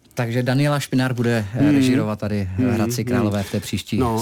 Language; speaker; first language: Czech; native; Czech